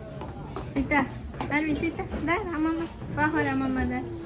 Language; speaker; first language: Swedish; non-native, learner; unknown